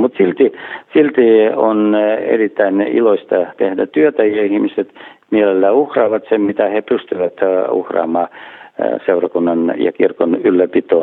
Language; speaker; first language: Finnish; non-native, fluent; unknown